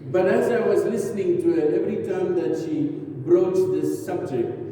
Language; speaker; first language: English; non-native, local second language; Afrikaans